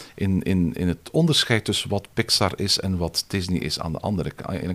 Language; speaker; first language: Dutch; native; Dutch